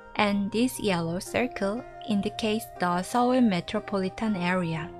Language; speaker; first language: English; non-native, fluent; Korean